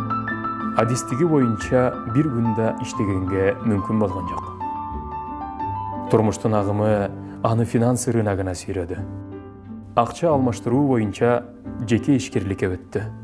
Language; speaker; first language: Kyrgyz; native; Kyrgyz